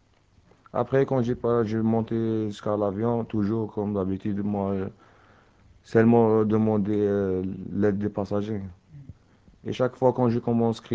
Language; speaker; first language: French; non-native, learner; Arabic